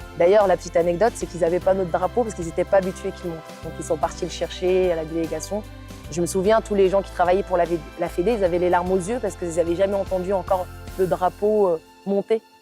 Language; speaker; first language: French; non-native, local second language; Arabic